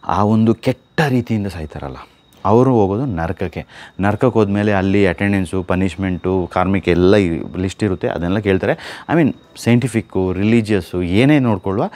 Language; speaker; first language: Kannada; native; Kannada